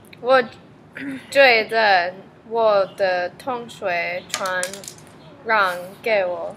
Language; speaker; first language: Chinese; non-native, learner; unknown